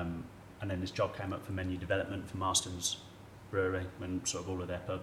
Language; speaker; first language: English; native; English